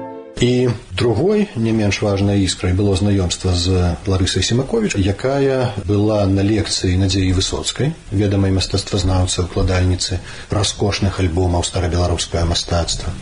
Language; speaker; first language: Belarusian; native; Belarusian